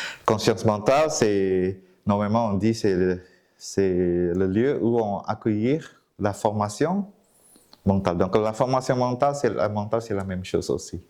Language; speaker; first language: French; non-native, fluent; Vietnamese